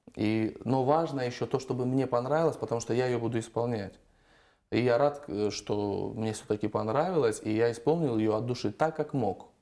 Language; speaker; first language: Russian; non-native, local second language; Armenian